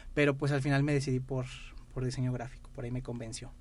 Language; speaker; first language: Spanish; native; Spanish